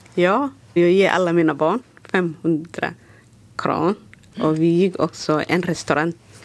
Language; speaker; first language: Swedish; non-native, learner; Somali